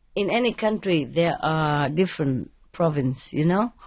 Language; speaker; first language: English; non-native, fluent; Vietnamese